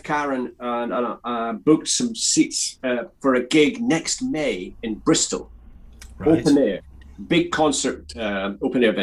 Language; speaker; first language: English; native; English